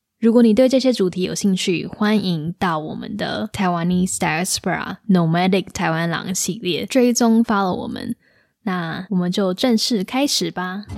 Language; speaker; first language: Chinese; native; Chinese